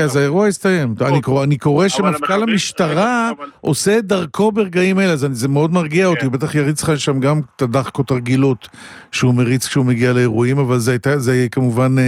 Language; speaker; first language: Hebrew; native; Hebrew